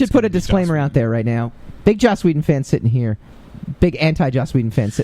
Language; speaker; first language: English; native; English